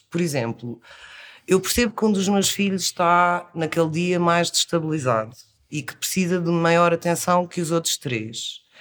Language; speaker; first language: Portuguese; native; Portuguese